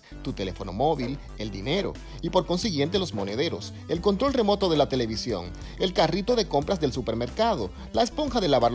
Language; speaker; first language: Spanish; native; Spanish